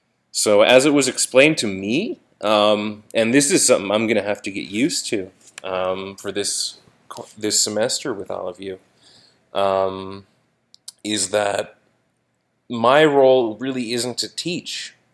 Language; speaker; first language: English; native; English